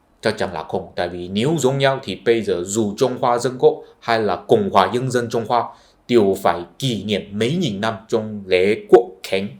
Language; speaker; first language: Vietnamese; non-native, fluent; Chinese